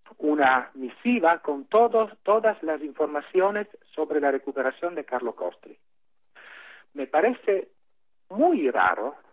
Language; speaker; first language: Spanish; non-native, fluent; Italian